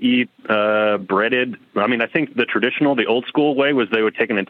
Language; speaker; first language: English; native; English